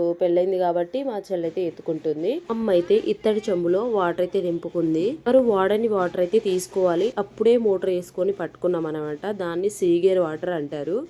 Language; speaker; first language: Telugu; non-native, local second language; Lambadi